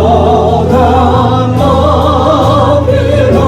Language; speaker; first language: Korean; native; Korean